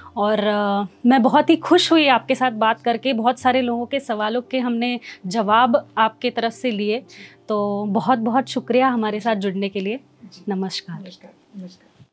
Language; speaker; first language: Hindi; non-native, local second language; Marathi